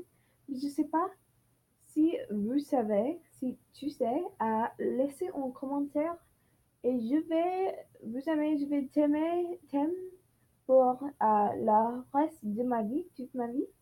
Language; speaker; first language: French; non-native, learner; English